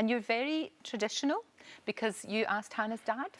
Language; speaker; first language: English; native; English